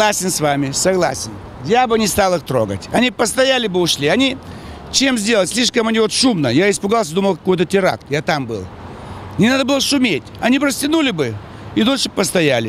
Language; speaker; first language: Russian; native; Russian